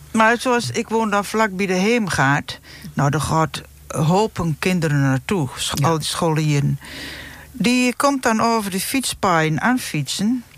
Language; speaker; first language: Dutch; native; Dutch